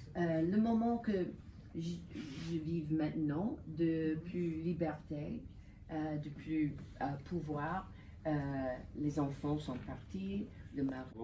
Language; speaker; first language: French; non-native, learner; English